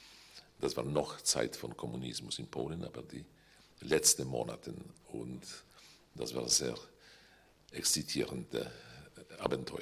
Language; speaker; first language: German; non-native, fluent; Polish